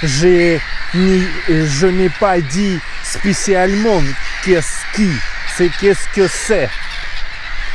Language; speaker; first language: French; non-native, learner; Russian